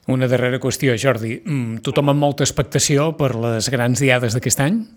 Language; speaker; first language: Catalan; native; Catalan